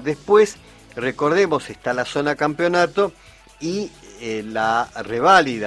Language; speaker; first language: Spanish; native; Spanish